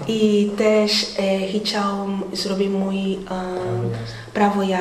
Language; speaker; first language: Polish; non-native, learner; Portuguese